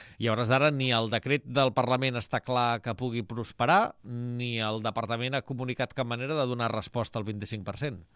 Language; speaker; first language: Catalan; native; Catalan